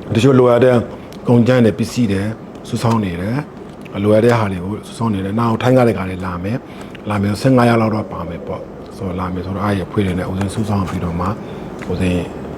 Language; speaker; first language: Burmese; native; Burmese